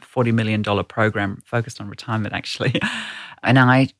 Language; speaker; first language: English; native; English